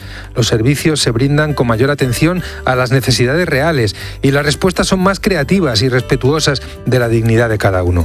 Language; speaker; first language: Spanish; native; Spanish